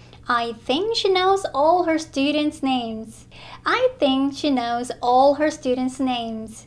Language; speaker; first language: English; non-native, fluent; Korean